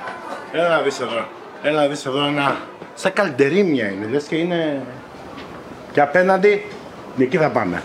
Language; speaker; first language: Greek; native; Greek